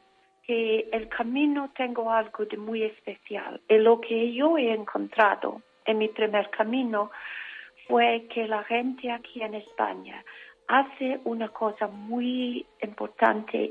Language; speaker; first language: Spanish; non-native, fluent; English